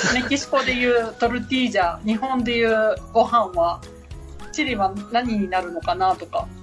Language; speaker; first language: Japanese; native; Japanese